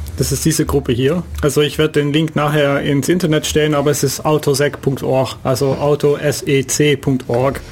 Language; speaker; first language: German; non-native, fluent; Dutch